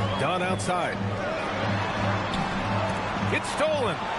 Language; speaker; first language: English; native; English